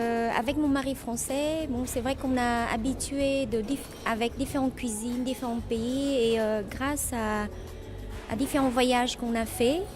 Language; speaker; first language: French; non-native, fluent; Vietnamese